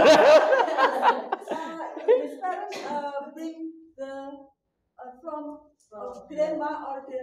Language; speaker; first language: English; non-native, learner; Indonesian